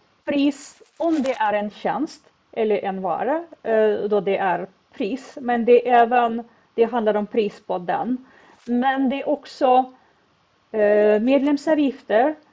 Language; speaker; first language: Swedish; non-native, fluent; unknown